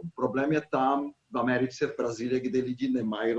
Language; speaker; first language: Czech; non-native, fluent; Portuguese